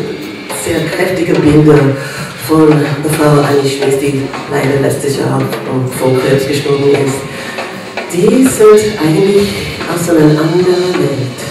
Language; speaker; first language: German; non-native, fluent; English